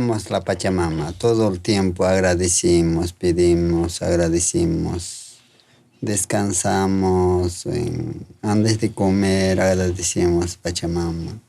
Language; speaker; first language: Spanish; non-native, local second language; Quechua